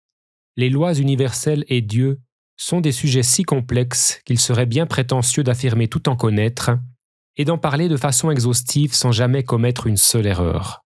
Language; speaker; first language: French; native; French